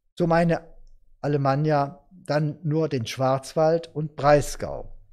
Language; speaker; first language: German; native; German